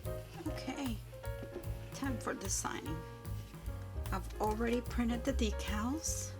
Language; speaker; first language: English; native; English